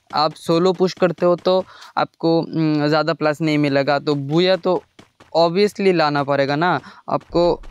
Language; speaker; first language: Hindi; non-native, local second language; Bangla